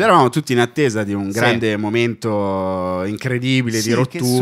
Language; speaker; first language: Italian; native; Italian